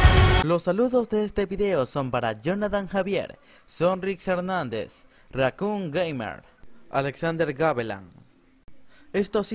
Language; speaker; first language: Spanish; native; Spanish